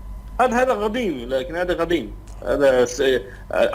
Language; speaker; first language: Arabic; non-native, learner; English